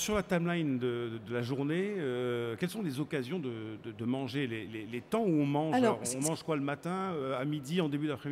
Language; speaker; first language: French; native; French